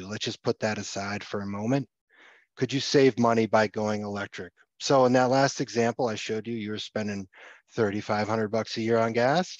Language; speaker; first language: English; native; English